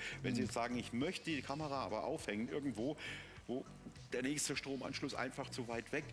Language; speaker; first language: German; native; German